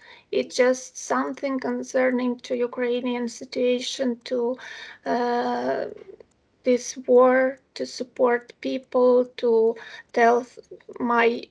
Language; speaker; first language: English; non-native, fluent; Ukrainian